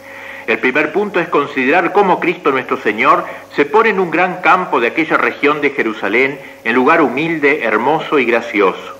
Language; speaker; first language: Spanish; native; Spanish